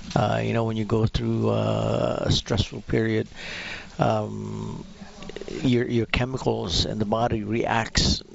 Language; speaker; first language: English; non-native, local second language; Filipino